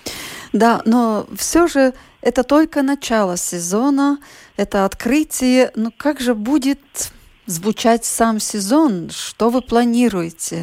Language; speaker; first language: Russian; native; Russian